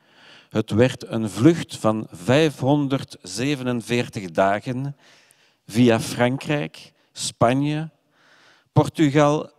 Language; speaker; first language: Dutch; non-native, local second language; French